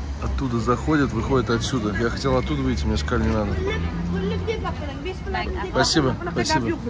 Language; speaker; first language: Russian; native; Russian